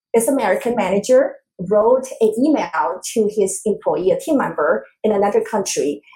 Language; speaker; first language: English; non-native, fluent; Chinese